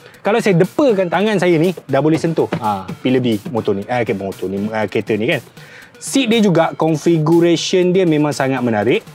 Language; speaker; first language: Malay; native; Malay